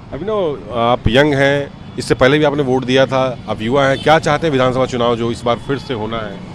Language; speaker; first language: Hindi; native; Hindi